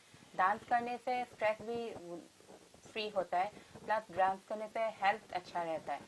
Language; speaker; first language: Hindi; non-native, local second language; Assamese